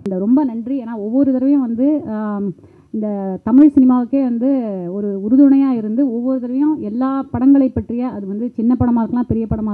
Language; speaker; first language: Tamil; native; Tamil